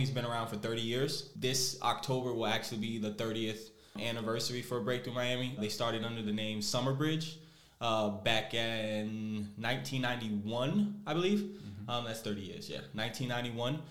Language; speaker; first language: English; native; English